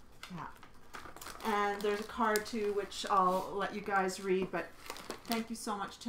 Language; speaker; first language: English; native; English